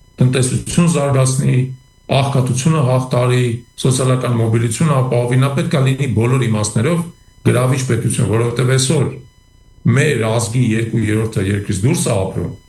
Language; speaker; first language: Armenian; native; Armenian